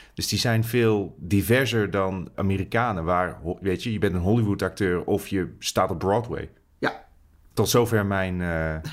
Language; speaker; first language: Dutch; native; Dutch